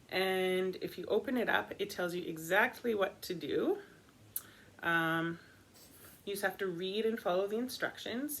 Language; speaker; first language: English; native; English